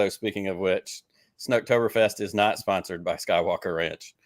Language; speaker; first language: English; native; English